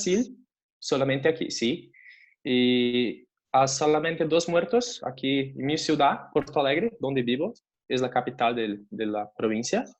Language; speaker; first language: Spanish; non-native, fluent; Portuguese